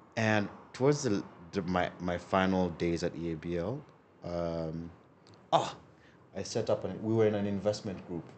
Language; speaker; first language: English; non-native, local second language; Luo (Kenya and Tanzania)